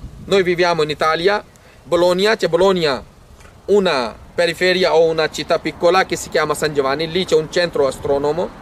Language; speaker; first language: Italian; non-native, fluent; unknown